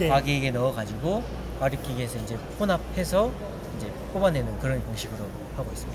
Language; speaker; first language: Korean; native; Korean